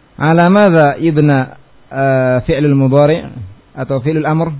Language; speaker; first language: Arabic; non-native, fluent; Indonesian